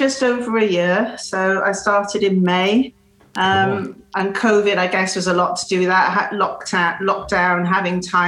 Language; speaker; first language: English; native; English